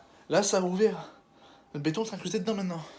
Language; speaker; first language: French; native; French